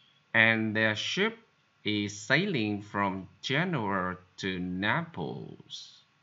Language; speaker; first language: English; non-native, fluent; Vietnamese